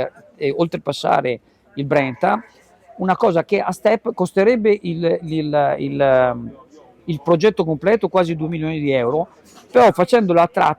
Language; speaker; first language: Italian; native; Italian